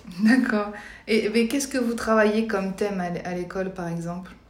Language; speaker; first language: French; native; French